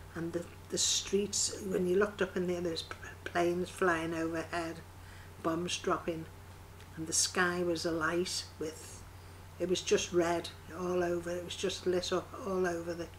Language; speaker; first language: English; native; English